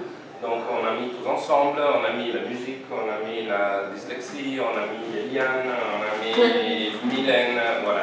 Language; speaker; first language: French; non-native, fluent; Italian